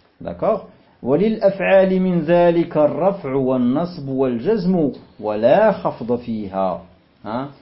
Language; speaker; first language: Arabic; non-native, fluent; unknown